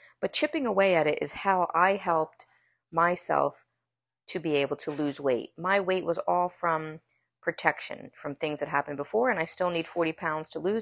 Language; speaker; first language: English; native; English